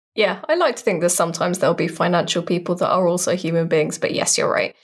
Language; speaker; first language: English; native; English